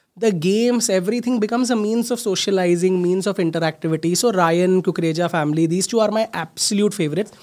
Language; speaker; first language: English; non-native, local second language; Hindi